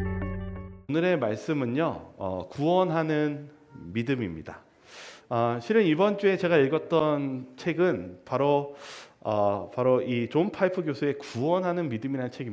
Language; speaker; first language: Korean; native; Korean